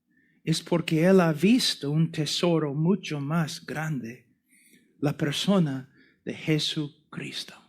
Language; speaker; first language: Spanish; non-native, fluent; English